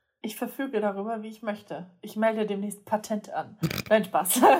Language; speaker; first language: German; native; German